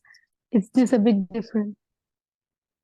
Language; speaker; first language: English; non-native, learner; Arabic